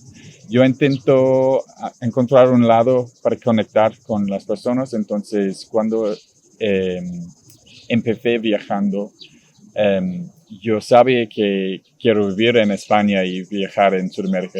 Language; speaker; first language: Spanish; non-native, learner; English